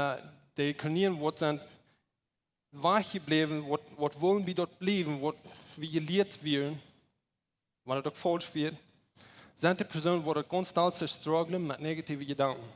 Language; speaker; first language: German; non-native, learner; Plautdietsch